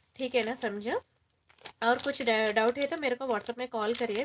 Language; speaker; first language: Hindi; non-native, local second language; Telugu